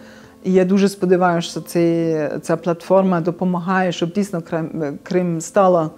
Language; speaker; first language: Ukrainian; non-native, fluent; German